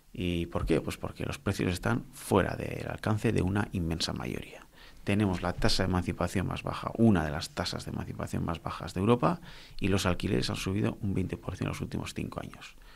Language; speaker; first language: Spanish; non-native, local second language; Basque